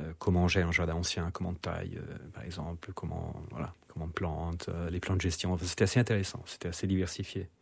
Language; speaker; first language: French; non-native, fluent; Italian